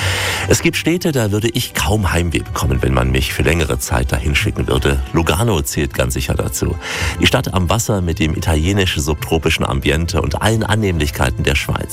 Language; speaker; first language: German; native; German